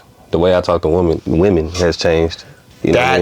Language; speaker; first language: English; native; English